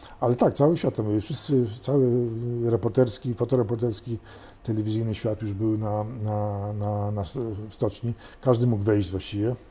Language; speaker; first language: Polish; early bilingual, heritage; Polish